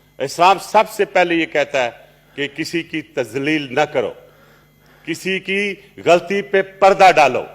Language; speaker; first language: Urdu; non-native, local second language; Punjabi